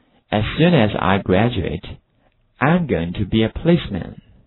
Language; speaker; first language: English; non-native, fluent; Chinese